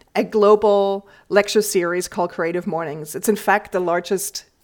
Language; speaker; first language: English; non-native, fluent; German